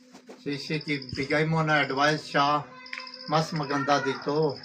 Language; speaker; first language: Filipino; non-native, learner; Punjabi